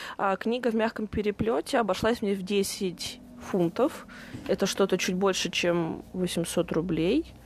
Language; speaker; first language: Russian; native; Russian